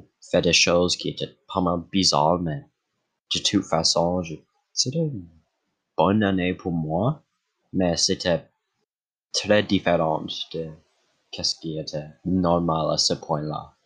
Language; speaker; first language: French; non-native, local second language; English